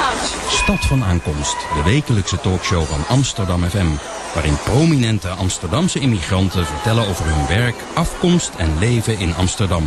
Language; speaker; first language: Dutch; native; Dutch